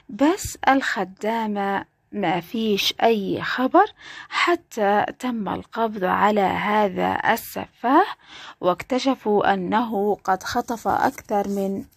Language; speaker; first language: Arabic; native; Arabic